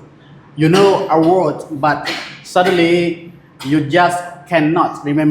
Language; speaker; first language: English; non-native, learner; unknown